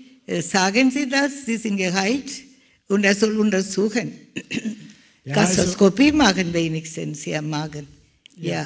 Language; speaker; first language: German; non-native, learner; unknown